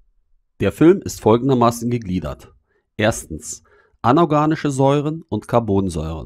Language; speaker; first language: German; native; German